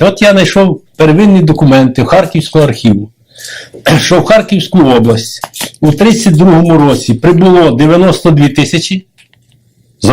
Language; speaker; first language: Ukrainian; native; Ukrainian